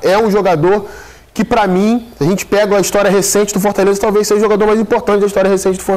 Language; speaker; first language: Portuguese; native; Portuguese